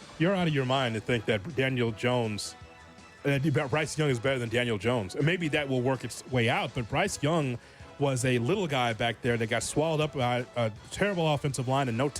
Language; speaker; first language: English; native; English